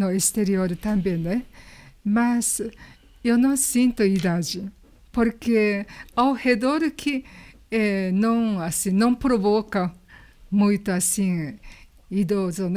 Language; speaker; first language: Portuguese; non-native, learner; Japanese